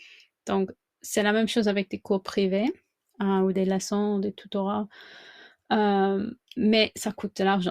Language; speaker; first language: French; non-native, fluent; English